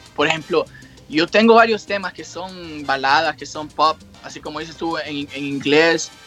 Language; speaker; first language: Spanish; native; Spanish